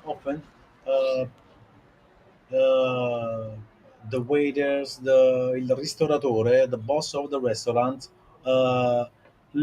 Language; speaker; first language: English; non-native, learner; Italian